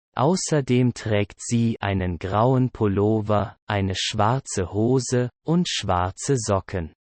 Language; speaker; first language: German; non-native, learner; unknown